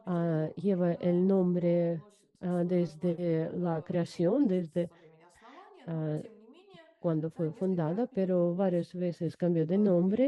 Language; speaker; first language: Spanish; non-native, fluent; Russian